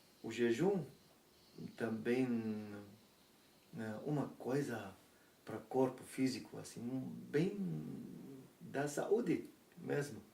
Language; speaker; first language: Portuguese; non-native, learner; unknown